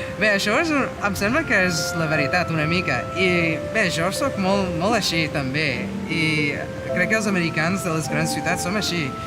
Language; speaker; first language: Catalan; non-native, fluent; English